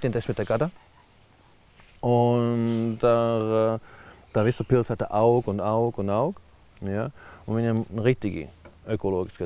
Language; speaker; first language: Latvian; non-native, learner; German